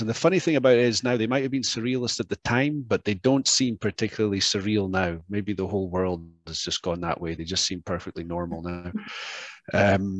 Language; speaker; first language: English; native; English